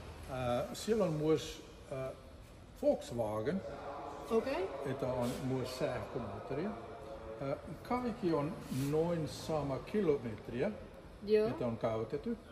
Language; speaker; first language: Finnish; non-native, learner; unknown